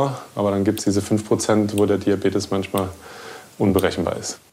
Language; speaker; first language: German; native; German